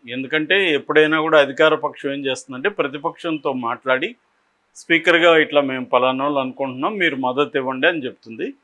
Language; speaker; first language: Telugu; native; Telugu